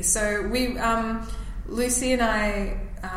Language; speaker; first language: English; native; English